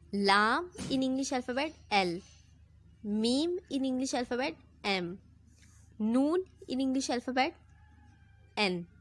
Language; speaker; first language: English; non-native, learner; Urdu